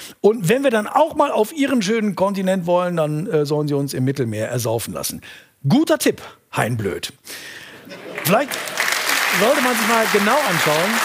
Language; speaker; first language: German; native; German